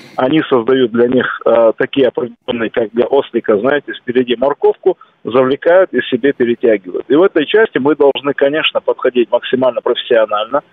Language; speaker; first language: Russian; non-native, local second language; Kumyk